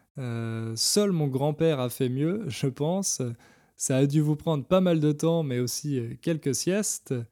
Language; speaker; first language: French; native; French